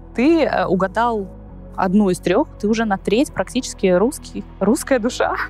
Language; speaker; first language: Russian; native; Russian